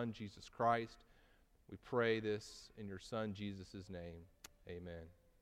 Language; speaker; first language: English; native; English